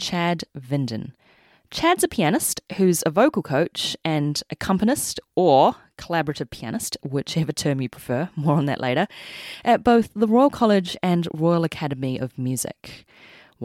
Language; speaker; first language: English; native; English